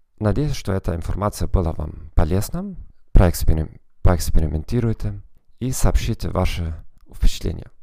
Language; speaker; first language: Russian; non-native, fluent; German